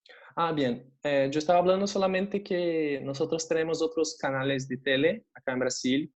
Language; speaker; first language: Spanish; non-native, fluent; Portuguese